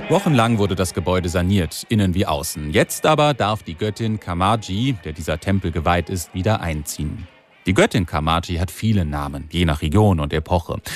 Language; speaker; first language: German; native; German